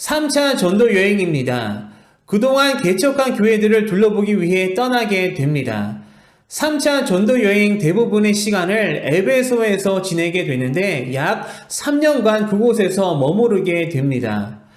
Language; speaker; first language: Korean; native; Korean